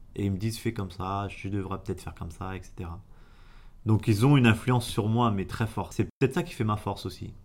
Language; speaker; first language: French; early bilingual, other home language; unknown